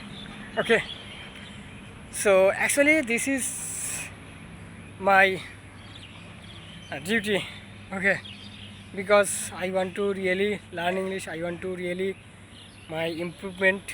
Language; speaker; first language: English; non-native, learner; Bangla